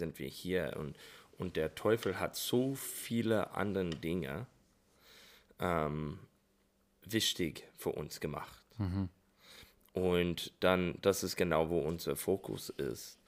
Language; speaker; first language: German; non-native, learner; English